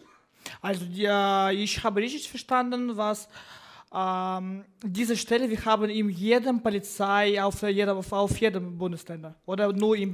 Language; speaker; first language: German; non-native, learner; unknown